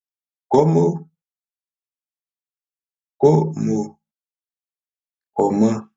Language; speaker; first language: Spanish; non-native, learner; Haitian Creole